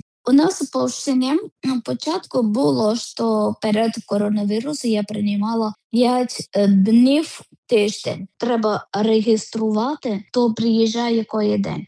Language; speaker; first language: Ukrainian; non-native, learner; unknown